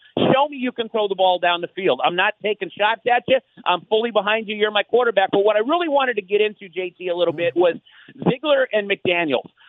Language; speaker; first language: English; native; English